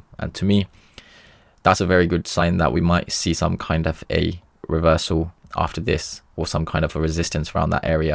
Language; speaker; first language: English; native; English